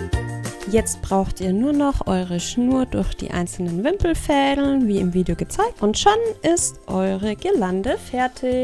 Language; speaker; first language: German; native; German